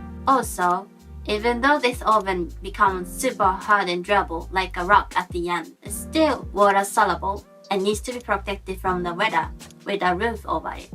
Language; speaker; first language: English; non-native, fluent; Japanese